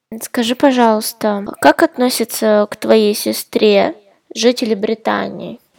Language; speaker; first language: Russian; native; Russian